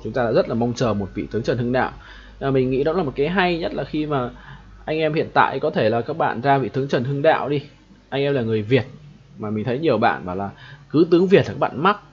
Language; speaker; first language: Vietnamese; native; Vietnamese